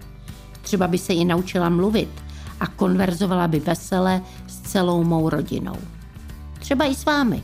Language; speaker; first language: Czech; native; Czech